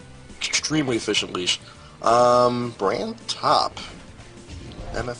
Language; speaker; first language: English; native; English